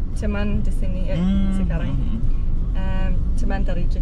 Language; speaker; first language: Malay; non-native, learner; English